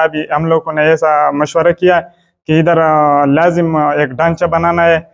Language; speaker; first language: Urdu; non-native, local second language; Pashto